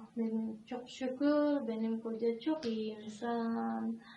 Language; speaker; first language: Turkish; non-native, learner; Indonesian